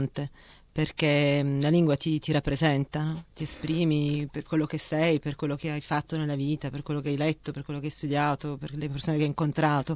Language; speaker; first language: Italian; native; Italian